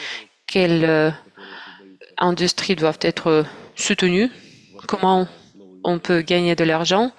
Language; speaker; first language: French; non-native, fluent; Russian